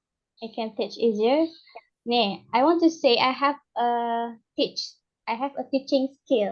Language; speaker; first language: English; non-native, learner; Indonesian